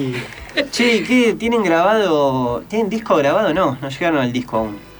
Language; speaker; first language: Spanish; native; Spanish